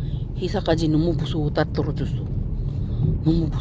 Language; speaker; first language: Korean; non-native, learner; Filipino